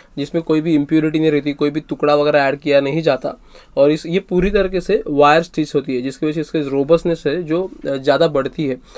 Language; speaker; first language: Hindi; non-native, local second language; Marathi